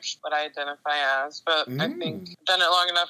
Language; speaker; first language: English; native; English